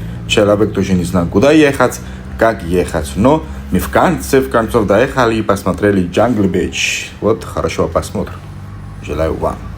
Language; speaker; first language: Russian; non-native, learner; Georgian